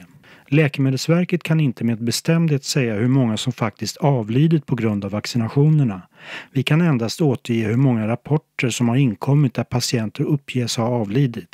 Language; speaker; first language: Swedish; native; Swedish